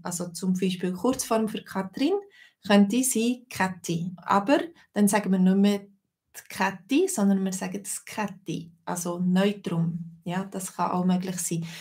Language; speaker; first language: German; native; German